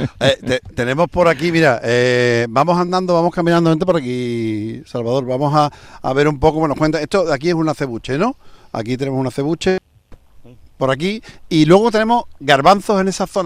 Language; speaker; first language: Spanish; native; Spanish